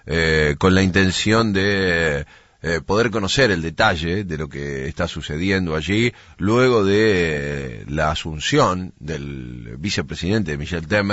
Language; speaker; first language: Spanish; native; Spanish